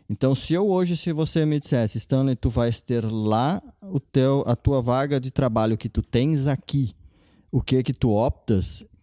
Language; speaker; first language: Portuguese; non-native, local second language; German